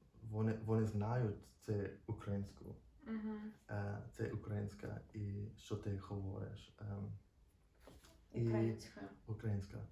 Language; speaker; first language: Ukrainian; non-native, learner; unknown